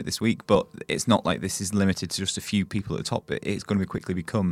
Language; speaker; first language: English; native; English